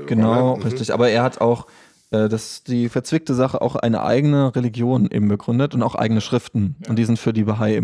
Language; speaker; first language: German; native; German